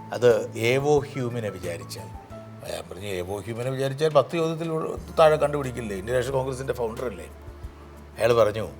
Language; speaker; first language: Malayalam; native; Malayalam